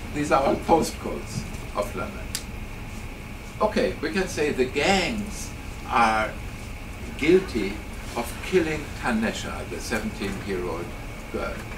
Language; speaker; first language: English; non-native, fluent; German